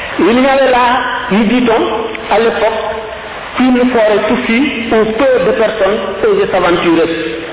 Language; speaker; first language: French; non-native, local second language; Wolof